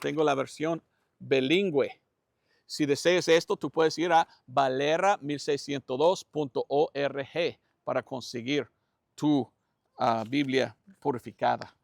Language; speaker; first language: Spanish; non-native, fluent; English